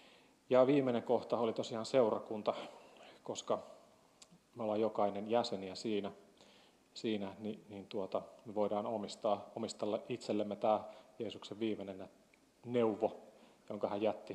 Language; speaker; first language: Finnish; native; Finnish